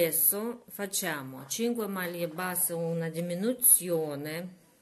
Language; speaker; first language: Italian; non-native, learner; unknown